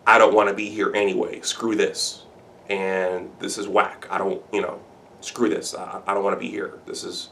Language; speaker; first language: English; native; English